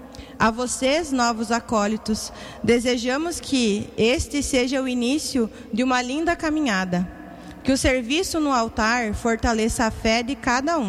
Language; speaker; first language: Portuguese; native; Portuguese